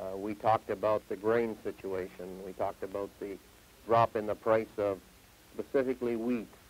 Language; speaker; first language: English; native; English